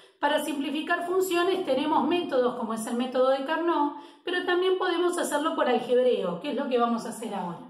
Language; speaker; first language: Spanish; native; Spanish